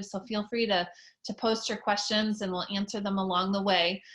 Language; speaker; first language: English; native; English